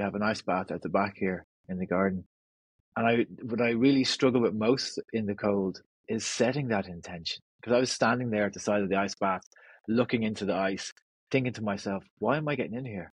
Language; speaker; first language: English; native; English